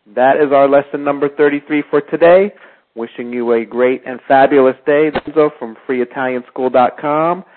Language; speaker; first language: English; native; English